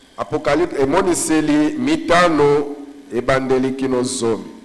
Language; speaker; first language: Lingala; native; Lingala